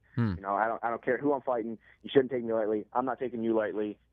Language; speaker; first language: English; native; English